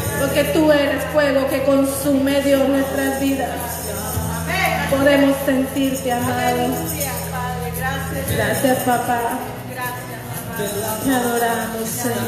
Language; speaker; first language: Spanish; native; Spanish